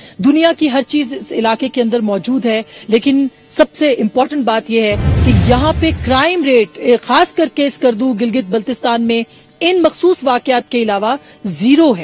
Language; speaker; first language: Urdu; native; Urdu